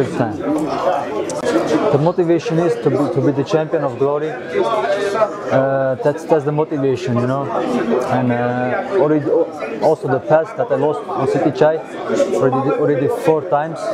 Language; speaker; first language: English; non-native, learner; Armenian